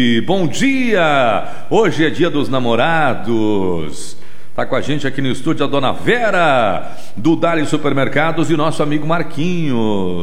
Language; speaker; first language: Portuguese; native; Portuguese